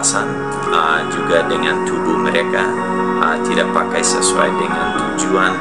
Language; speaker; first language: Indonesian; non-native, fluent; English